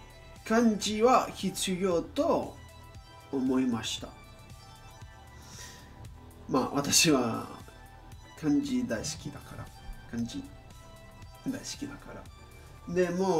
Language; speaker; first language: Japanese; non-native, learner; English